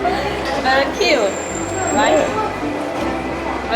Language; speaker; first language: English; non-native, learner; Chinese